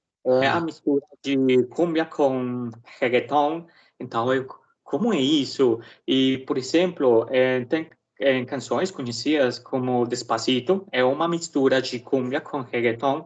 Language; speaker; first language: Portuguese; non-native, learner; Spanish